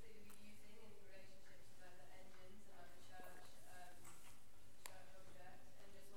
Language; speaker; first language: English; native; English